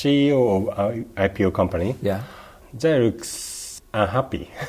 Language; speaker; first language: English; non-native, learner; Japanese